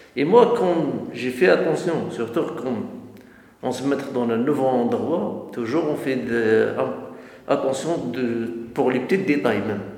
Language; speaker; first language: French; non-native, learner; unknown